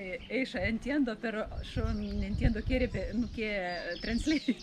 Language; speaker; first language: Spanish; non-native, learner; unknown